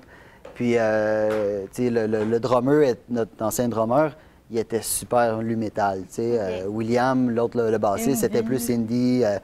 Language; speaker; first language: French; native; French